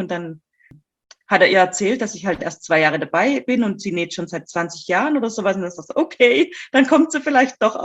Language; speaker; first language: German; native; German